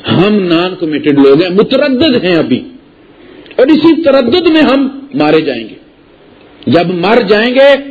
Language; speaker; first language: Urdu; non-native, local second language; Punjabi